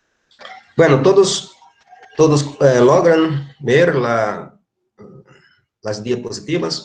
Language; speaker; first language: Spanish; non-native, fluent; Portuguese